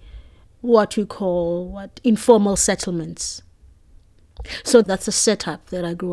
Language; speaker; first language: English; non-native, local second language; Xhosa